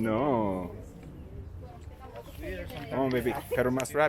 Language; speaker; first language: Spanish; non-native, learner; English